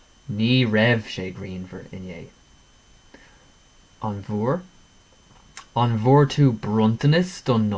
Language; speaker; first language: Irish; non-native, local second language; English